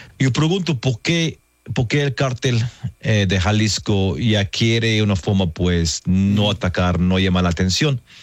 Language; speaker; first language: Spanish; non-native, fluent; English